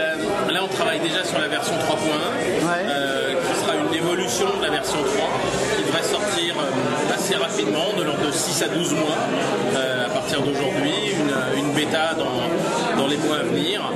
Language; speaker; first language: French; native; French